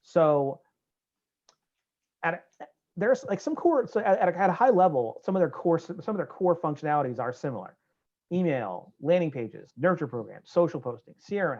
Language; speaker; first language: English; native; English